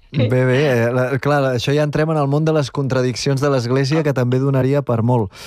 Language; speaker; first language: Catalan; native; Catalan